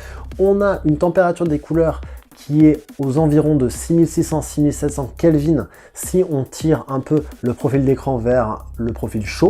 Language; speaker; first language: French; native; French